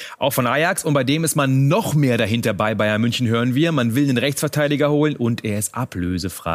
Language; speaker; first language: German; native; German